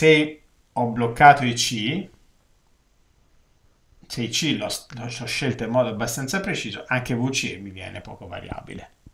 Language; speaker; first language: Italian; native; Italian